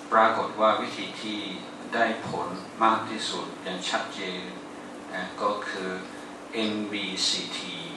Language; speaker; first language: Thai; non-native, fluent; English